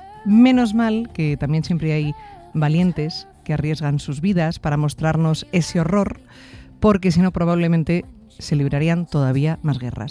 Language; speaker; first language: Spanish; native; Spanish